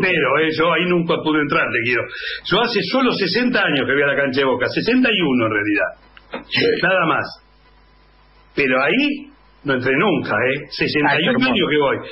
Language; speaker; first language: Spanish; native; Spanish